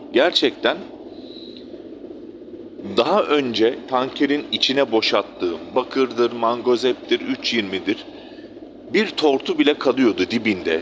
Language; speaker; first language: Turkish; native; Turkish